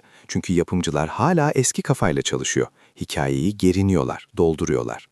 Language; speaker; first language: Turkish; native; Turkish